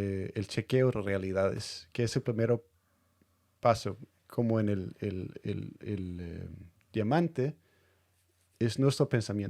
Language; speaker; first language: Spanish; non-native, fluent; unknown